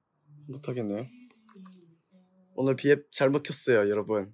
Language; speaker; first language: Korean; non-native, fluent; English